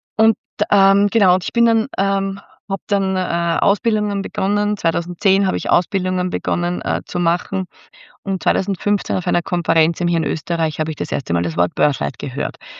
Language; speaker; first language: German; native; German